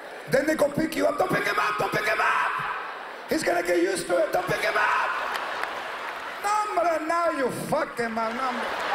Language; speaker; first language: English; early bilingual, other home language; Spanish